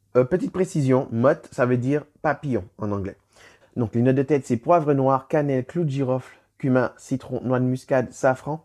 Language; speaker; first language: French; native; French